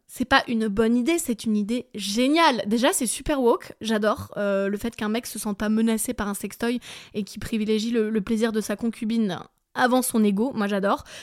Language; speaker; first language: French; early bilingual, other home language; English